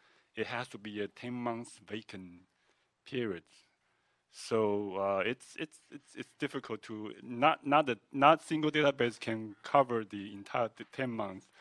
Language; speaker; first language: English; non-native, fluent; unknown